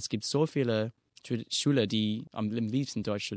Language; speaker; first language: German; non-native, fluent; English